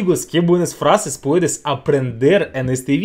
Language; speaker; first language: Spanish; non-native, learner; Russian